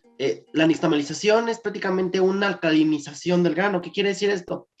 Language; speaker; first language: Spanish; native; Spanish